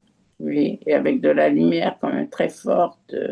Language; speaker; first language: French; native; French